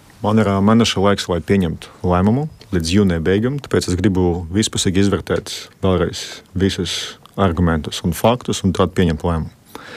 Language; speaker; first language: Latvian; non-native, local second language; Russian